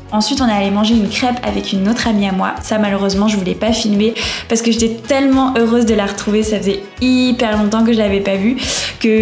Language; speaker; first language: French; native; French